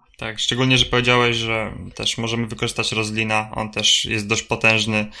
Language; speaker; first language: Polish; native; Polish